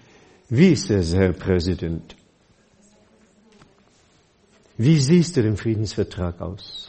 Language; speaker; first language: German; non-native, fluent; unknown